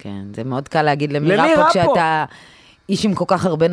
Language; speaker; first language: Hebrew; native; Hebrew